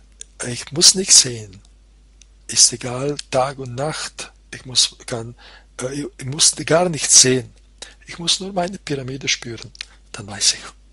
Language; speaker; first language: German; non-native, fluent; Croatian